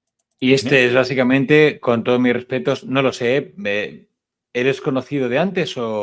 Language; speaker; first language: Spanish; native; Spanish